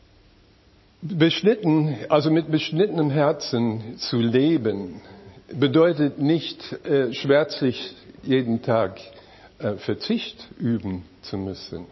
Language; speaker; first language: German; non-native, fluent; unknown